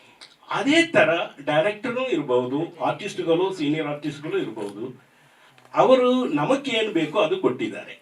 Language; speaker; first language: Kannada; non-native, fluent; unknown